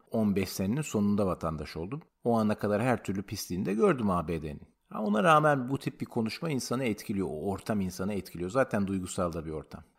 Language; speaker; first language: Turkish; native; Turkish